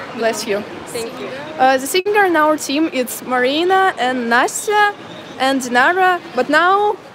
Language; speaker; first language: English; non-native, learner; Russian